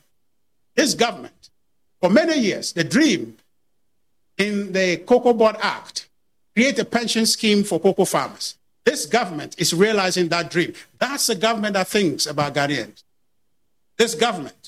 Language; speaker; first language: English; non-native, local second language; Akan